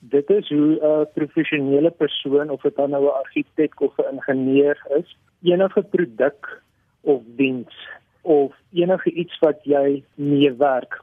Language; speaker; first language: Afrikaans; native; Afrikaans